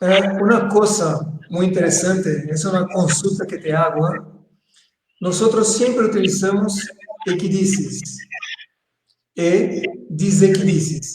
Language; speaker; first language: Spanish; non-native, fluent; Portuguese